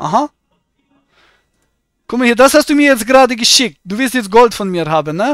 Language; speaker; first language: German; native; German